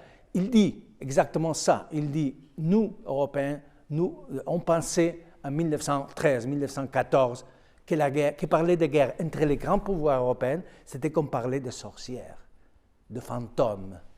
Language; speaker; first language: French; non-native, fluent; Spanish